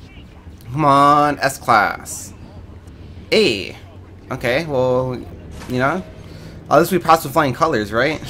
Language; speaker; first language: English; native; English